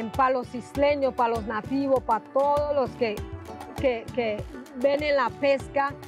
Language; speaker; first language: Spanish; non-native, local second language; English